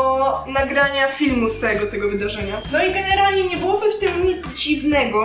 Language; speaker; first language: Polish; native; Polish